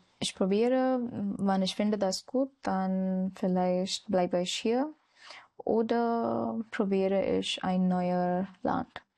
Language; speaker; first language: German; non-native, learner; Marathi